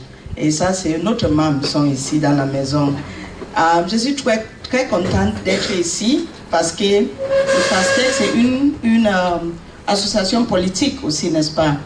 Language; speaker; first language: French; non-native, learner; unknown